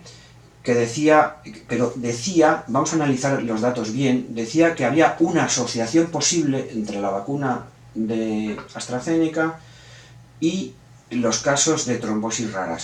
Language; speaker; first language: Spanish; native; Spanish